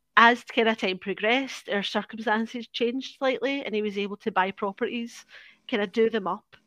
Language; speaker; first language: English; native; English